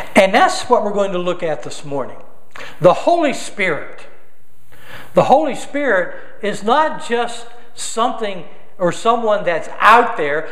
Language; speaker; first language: English; native; English